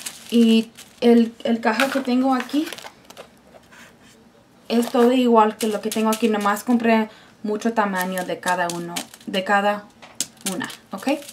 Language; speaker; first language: Spanish; non-native, fluent; English